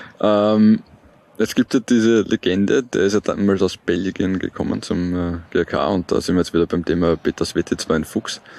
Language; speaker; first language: German; native; German